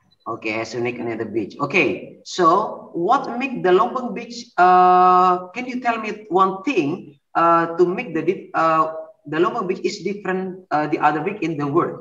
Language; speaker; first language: English; non-native, learner; Indonesian